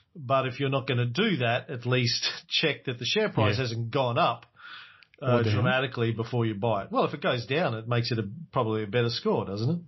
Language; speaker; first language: English; native; English